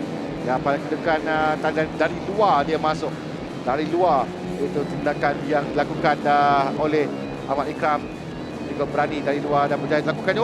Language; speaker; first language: Malay; native; Malay